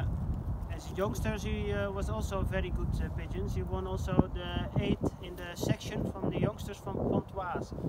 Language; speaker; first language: English; non-native, fluent; Dutch